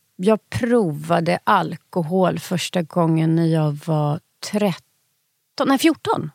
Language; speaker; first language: Swedish; native; Swedish